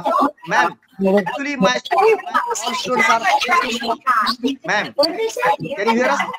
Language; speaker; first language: English; non-native, learner; Marathi